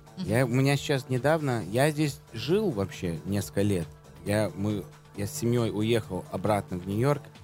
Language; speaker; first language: Russian; early bilingual, heritage; Russian